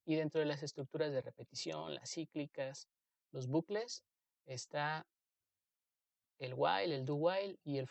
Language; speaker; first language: Spanish; native; Spanish